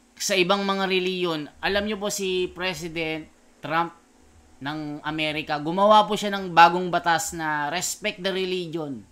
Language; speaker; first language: Filipino; native; Filipino